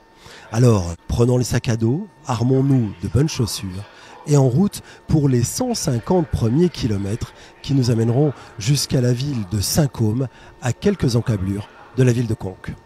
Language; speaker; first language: French; native; French